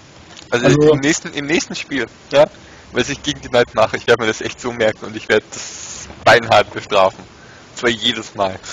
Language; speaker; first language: German; native; German